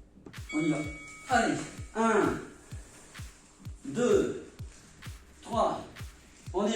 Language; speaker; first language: French; native; French